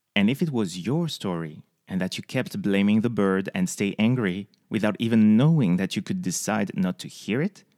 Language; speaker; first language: English; non-native, fluent; French